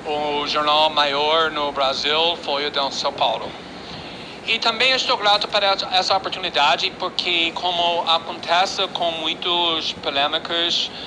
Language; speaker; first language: Portuguese; non-native, fluent; English